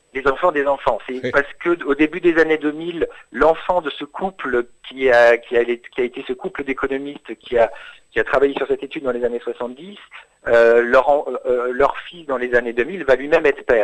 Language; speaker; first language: French; native; French